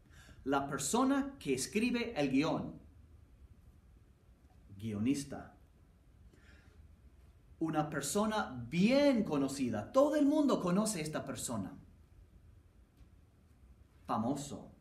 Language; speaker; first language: Spanish; non-native, fluent; English